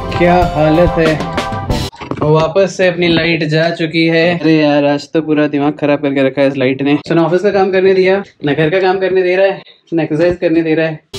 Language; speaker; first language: Hindi; native; Hindi